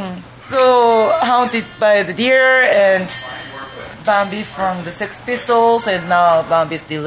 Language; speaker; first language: English; non-native, fluent; Japanese